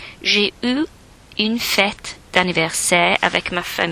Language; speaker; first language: French; non-native, learner; English